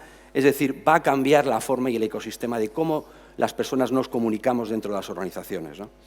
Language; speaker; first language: Spanish; native; Spanish